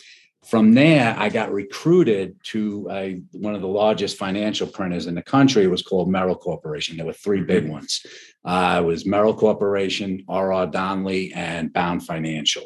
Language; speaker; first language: English; native; English